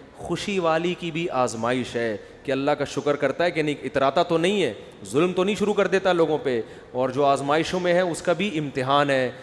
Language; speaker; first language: Urdu; native; Urdu